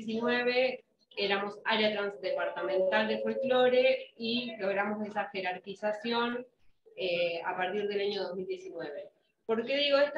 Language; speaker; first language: Spanish; native; Spanish